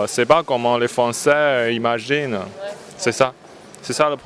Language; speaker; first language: French; non-native, learner; Chinese